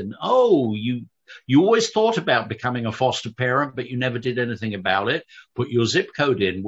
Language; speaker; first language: English; native; English